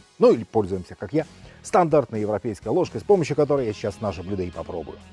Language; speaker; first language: Russian; native; Russian